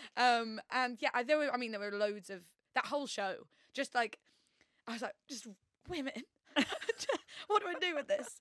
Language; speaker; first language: English; native; English